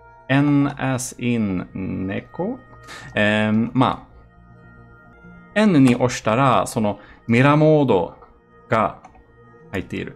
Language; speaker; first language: Japanese; non-native, learner; Swedish